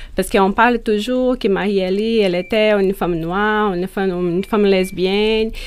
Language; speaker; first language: French; non-native, fluent; Portuguese